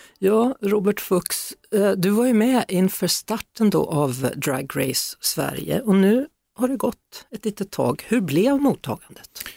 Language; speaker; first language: Swedish; native; Swedish